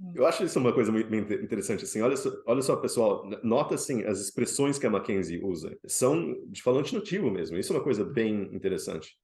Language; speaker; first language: Portuguese; native; Portuguese